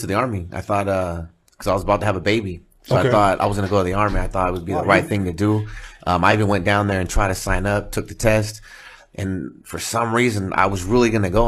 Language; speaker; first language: English; native; English